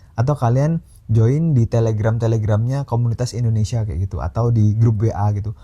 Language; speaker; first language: Indonesian; native; Indonesian